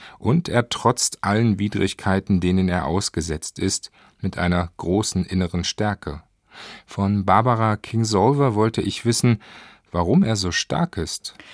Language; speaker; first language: German; native; German